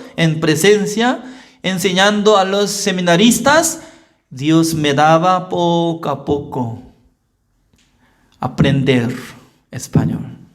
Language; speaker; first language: Spanish; non-native, learner; Korean